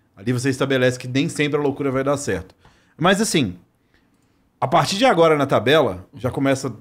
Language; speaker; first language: Portuguese; native; Portuguese